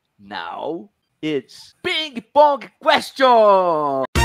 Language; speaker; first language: English; non-native, fluent; Portuguese